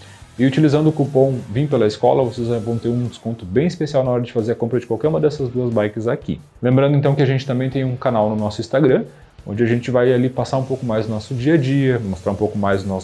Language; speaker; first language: Portuguese; native; Portuguese